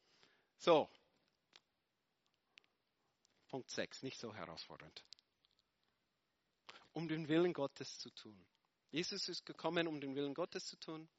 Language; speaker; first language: German; non-native, fluent; English